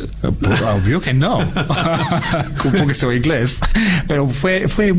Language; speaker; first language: Spanish; non-native, learner; English